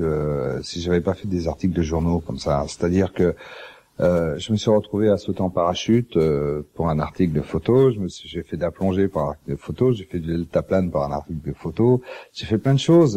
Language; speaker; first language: French; native; French